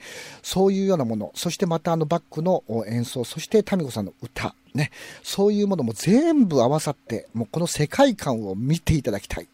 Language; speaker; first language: Japanese; native; Japanese